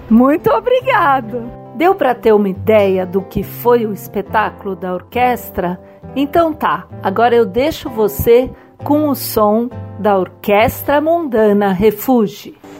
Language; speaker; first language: Portuguese; native; Portuguese